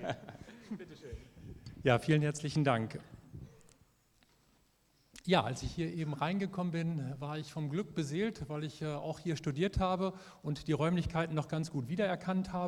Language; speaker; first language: German; native; German